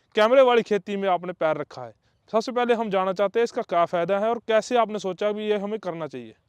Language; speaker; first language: Hindi; non-native, local second language; Punjabi